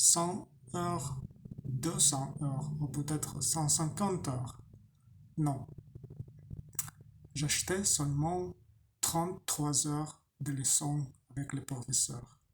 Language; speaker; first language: French; non-native, learner; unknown